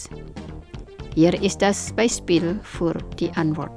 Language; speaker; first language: German; non-native, fluent; Indonesian